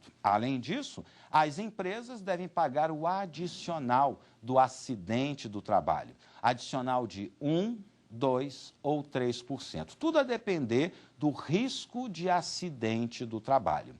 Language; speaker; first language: Portuguese; native; Portuguese